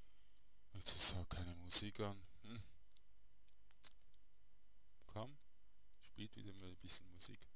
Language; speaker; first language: German; native; German